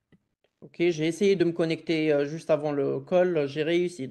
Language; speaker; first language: French; non-native, local second language; Arabic